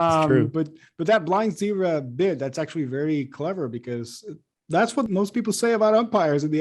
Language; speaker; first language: English; native; English